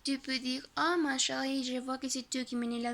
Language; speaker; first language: French; non-native, learner; Spanish